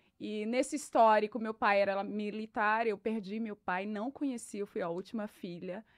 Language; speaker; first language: Portuguese; native; Portuguese